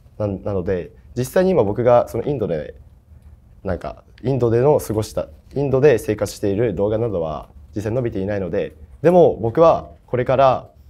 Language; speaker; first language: Japanese; native; Japanese